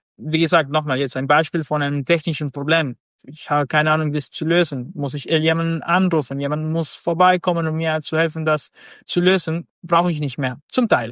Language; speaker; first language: German; non-native, fluent; Spanish